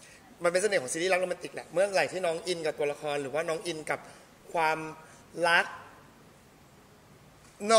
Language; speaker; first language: Thai; native; Thai